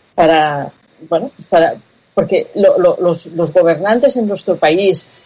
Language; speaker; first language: Spanish; non-native, local second language; Catalan